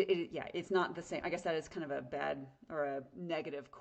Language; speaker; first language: English; native; English